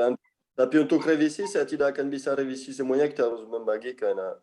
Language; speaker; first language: Indonesian; non-native, fluent; French